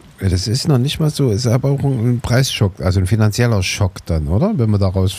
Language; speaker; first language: German; native; German